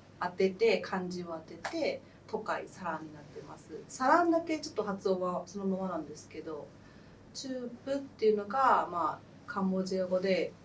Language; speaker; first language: Japanese; early bilingual, other home language; Khmer